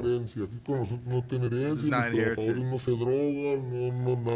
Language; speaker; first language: Spanish; native; Spanish